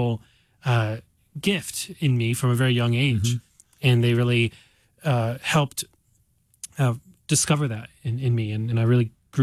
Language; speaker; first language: English; native; English